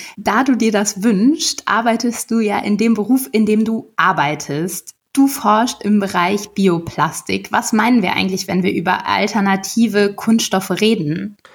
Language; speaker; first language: German; native; German